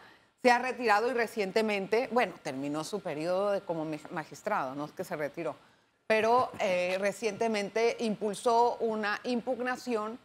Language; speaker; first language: Spanish; native; Spanish